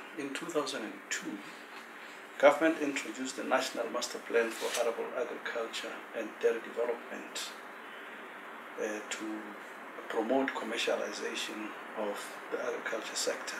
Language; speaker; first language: English; non-native, local second language; Tswana